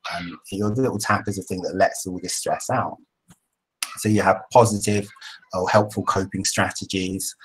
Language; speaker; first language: English; native; English